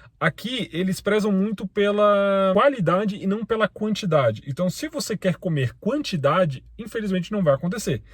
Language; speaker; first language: Portuguese; native; Portuguese